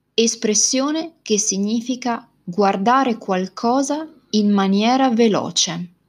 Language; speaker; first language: Italian; native; Italian